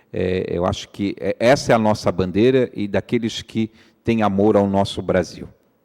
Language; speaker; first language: Portuguese; native; Portuguese